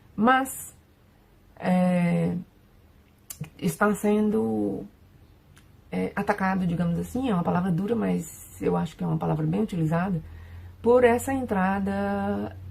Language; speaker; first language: Portuguese; non-native, fluent; Spanish